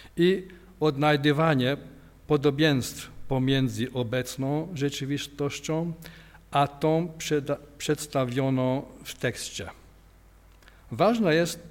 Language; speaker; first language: Polish; non-native, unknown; Hungarian